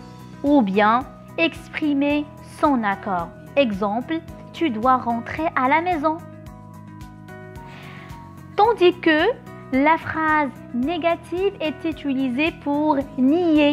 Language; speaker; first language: French; non-native, local second language; Arabic